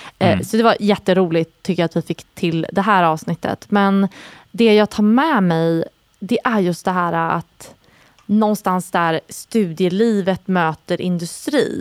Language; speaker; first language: Swedish; native; Swedish